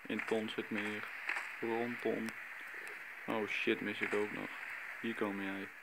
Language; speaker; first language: Dutch; native; Dutch